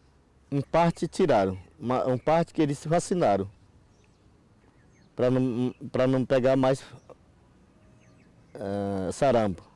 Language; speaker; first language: Portuguese; non-native, local second language; Yanomámi